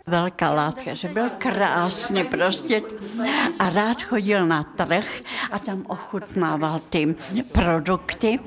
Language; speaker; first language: Czech; non-native, fluent; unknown